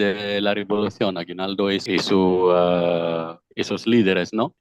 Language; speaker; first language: Spanish; non-native, fluent; Filipino